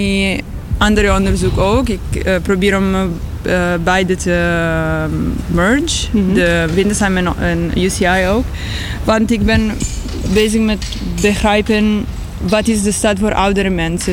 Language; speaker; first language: Dutch; non-native, learner; Italian